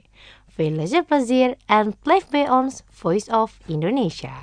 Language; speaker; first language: Dutch; non-native, fluent; Indonesian